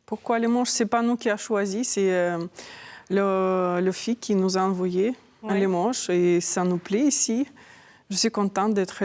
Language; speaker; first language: French; non-native, fluent; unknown